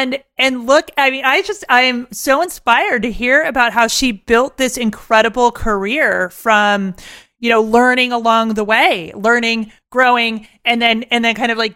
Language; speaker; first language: English; native; English